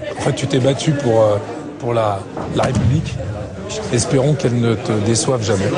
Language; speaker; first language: French; native; French